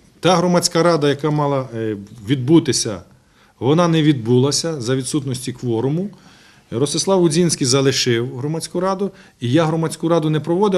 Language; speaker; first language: Ukrainian; native; Ukrainian